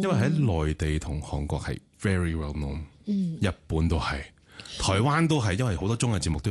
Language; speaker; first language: Cantonese; native; Cantonese